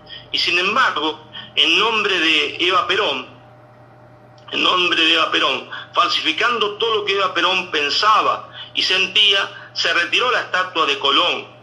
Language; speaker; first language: Spanish; native; Spanish